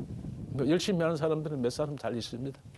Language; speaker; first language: Korean; native; Korean